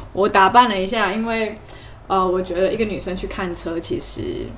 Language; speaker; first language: Chinese; early bilingual, other home language; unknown